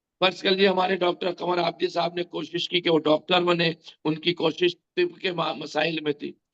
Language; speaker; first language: Urdu; native; Urdu